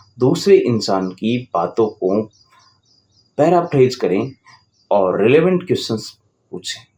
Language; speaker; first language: Hindi; native; Hindi